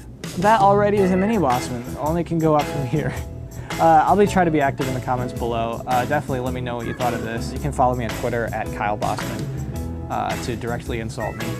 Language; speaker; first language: English; native; English